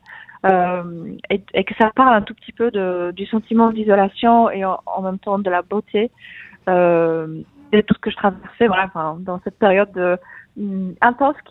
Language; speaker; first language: French; non-native, fluent; Polish